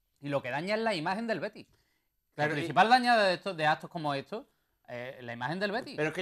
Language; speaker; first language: Spanish; native; Spanish